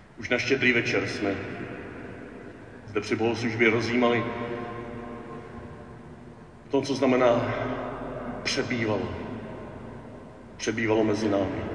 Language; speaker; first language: Czech; native; Czech